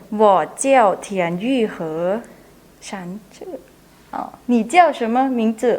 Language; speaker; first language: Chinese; non-native, fluent; Thai